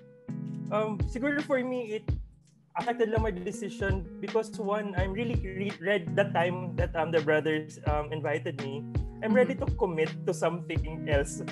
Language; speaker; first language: English; non-native, local second language; Hiligaynon